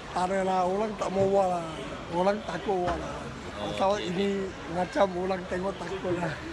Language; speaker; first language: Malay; non-native, local second language; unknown